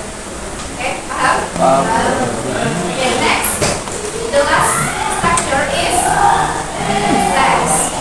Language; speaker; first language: English; non-native, fluent; Indonesian